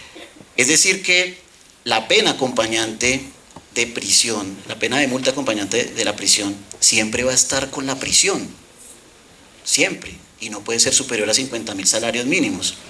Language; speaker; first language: Spanish; native; Spanish